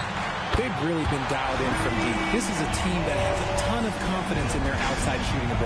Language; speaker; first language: English; native; English